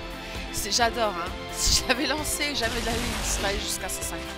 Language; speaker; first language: French; native; French